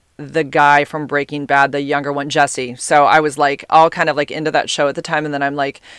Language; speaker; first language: English; native; English